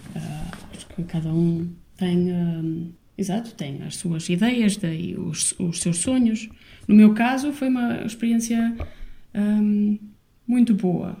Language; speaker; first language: Portuguese; non-native, fluent; Albanian